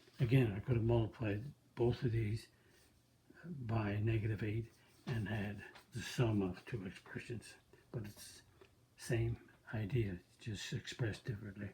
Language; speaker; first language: English; native; English